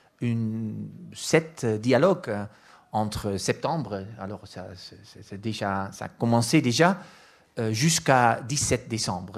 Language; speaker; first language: French; non-native, fluent; Dutch